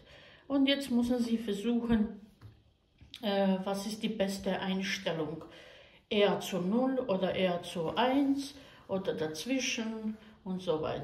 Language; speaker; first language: German; non-native, learner; Croatian